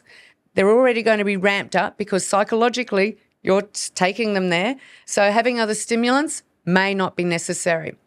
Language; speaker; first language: English; native; English